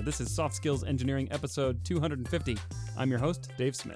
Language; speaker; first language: English; native; English